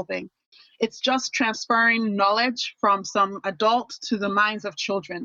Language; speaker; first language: English; non-native, local second language; Yoruba